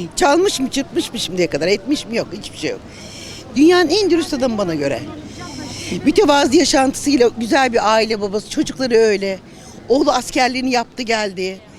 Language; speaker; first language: Turkish; native; Turkish